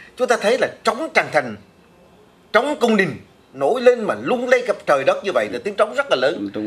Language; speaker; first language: Vietnamese; native; Vietnamese